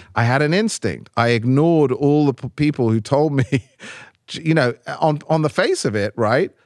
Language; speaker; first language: English; native; English